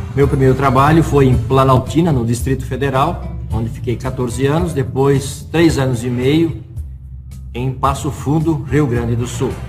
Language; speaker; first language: Portuguese; native; Portuguese